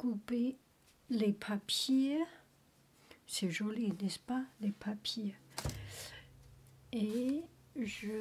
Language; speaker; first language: French; non-native, learner; Chinese